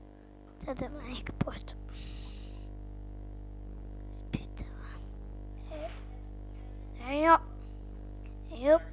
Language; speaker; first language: Finnish; native; Finnish